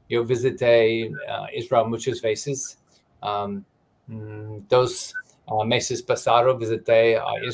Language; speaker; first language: Spanish; non-native, learner; English